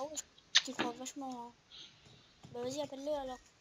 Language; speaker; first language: French; native; French